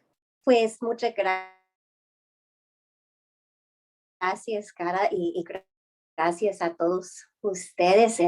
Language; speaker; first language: Spanish; non-native, fluent; English